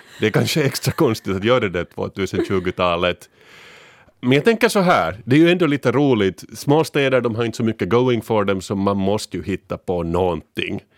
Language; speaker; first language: Swedish; native; Swedish